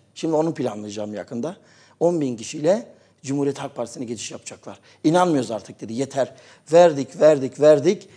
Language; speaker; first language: Turkish; native; Turkish